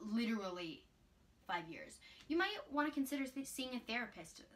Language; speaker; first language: English; native; English